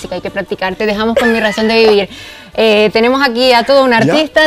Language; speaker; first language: Spanish; native; Spanish